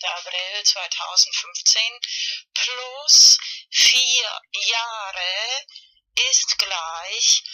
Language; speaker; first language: German; non-native, learner; Spanish